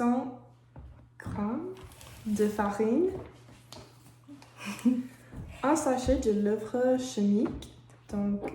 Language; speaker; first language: French; non-native, learner; English